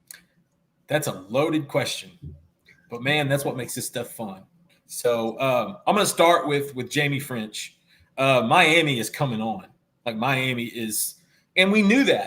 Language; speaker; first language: English; native; English